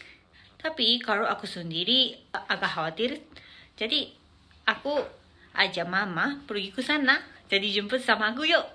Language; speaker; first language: Indonesian; non-native, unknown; Japanese